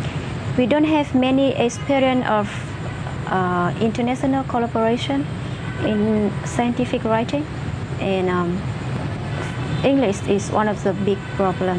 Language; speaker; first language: English; non-native, fluent; Vietnamese